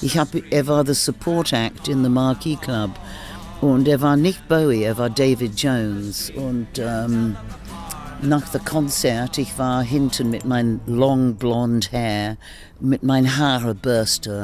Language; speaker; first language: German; non-native, learner; English